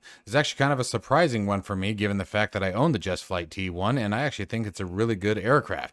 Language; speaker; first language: English; native; English